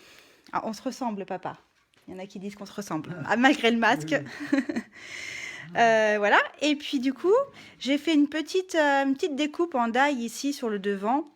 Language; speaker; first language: French; native; French